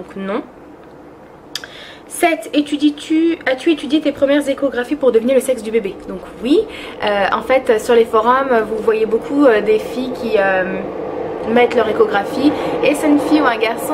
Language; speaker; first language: French; early bilingual, other home language; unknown